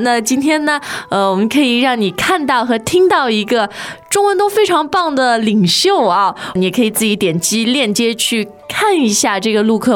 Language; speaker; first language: Chinese; native; Chinese